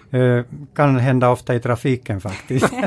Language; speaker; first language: Swedish; non-native, fluent; Finnish